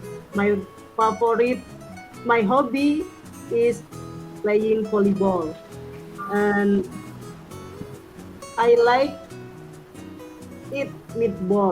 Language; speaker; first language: English; non-native, learner; Indonesian